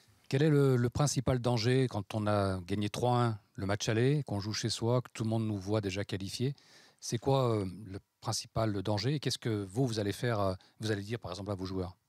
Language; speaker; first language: French; native; French